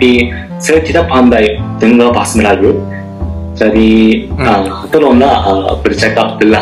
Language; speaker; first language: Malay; non-native, fluent; Japanese